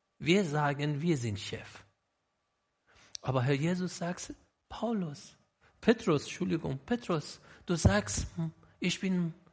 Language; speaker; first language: German; non-native, learner; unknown